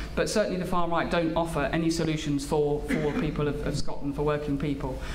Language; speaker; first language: English; native; English